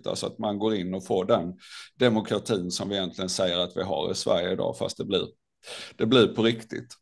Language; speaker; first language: Swedish; native; Swedish